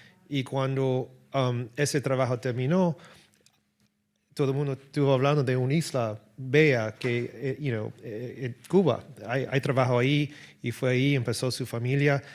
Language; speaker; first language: Spanish; early bilingual, heritage; English